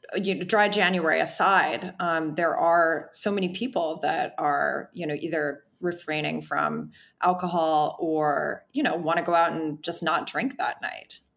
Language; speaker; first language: English; native; English